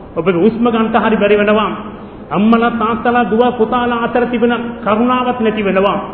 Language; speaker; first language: Sinhala; non-native, local second language; Tamil